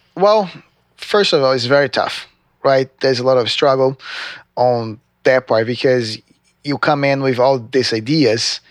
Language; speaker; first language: English; non-native, fluent; Portuguese